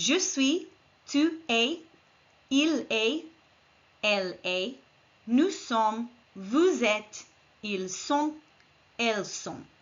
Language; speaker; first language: French; non-native, fluent; English